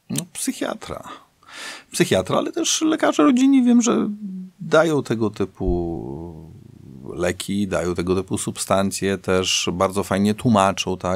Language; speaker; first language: Polish; native; Polish